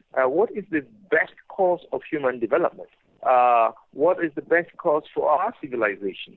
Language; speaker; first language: English; non-native, local second language; Igbo